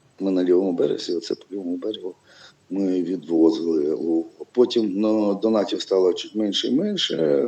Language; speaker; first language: Ukrainian; non-native, local second language; Russian